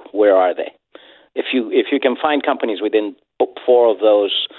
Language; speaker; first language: English; non-native, fluent; Spanish